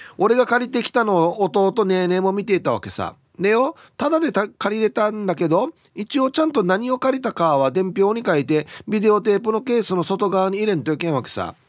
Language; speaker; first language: Japanese; native; Japanese